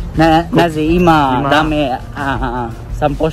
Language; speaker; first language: Japanese; non-native, learner; Filipino